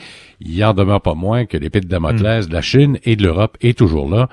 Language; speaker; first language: French; native; French